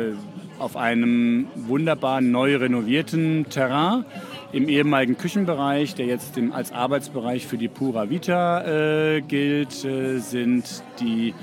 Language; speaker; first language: German; native; German